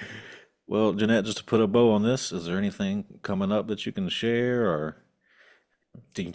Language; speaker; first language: English; native; English